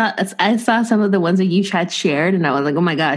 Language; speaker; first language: English; non-native, fluent; Spanish